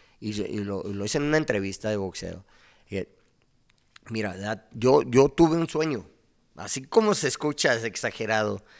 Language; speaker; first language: Spanish; native; Spanish